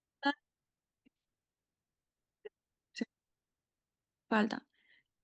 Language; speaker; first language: Spanish; native; Spanish